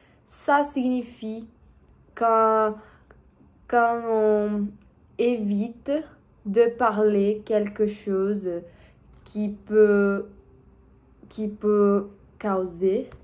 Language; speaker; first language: French; non-native, learner; Portuguese